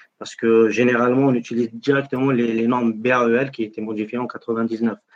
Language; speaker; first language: French; non-native, local second language; Arabic